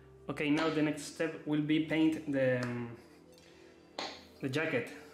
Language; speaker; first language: English; non-native, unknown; Spanish